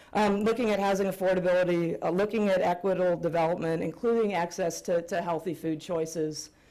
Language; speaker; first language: English; native; English